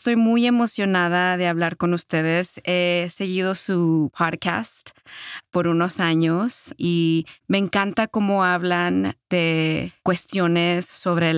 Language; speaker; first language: Spanish; early bilingual, heritage; English